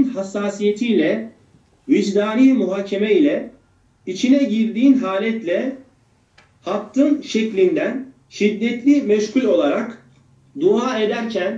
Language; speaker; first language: Turkish; native; Turkish